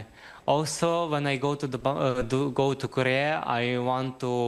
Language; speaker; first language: English; non-native, learner; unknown